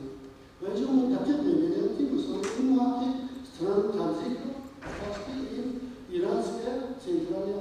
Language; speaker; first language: Russian; non-native, local second language; Tajik